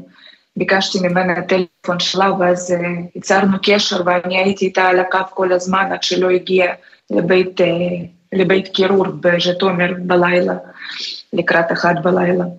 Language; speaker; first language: Hebrew; non-native, fluent; Russian